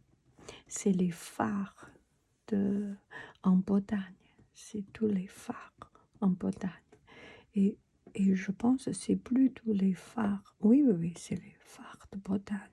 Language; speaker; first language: French; non-native, learner; Chinese